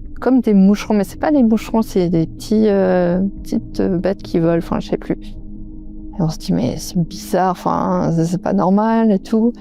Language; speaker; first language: French; native; French